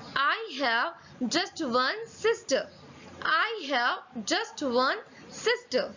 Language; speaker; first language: English; non-native, local second language; Gujarati